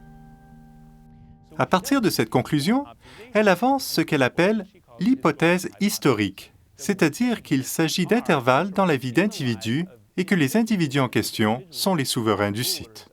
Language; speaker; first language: French; native; French